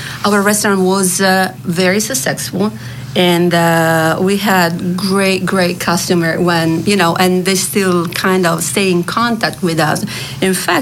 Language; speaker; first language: English; non-native, fluent; Italian